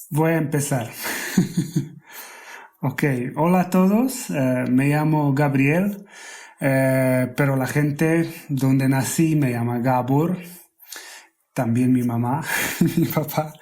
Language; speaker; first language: Spanish; non-native, fluent; Hungarian